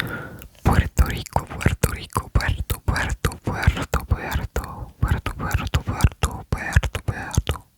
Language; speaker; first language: Spanish; non-native, learner; French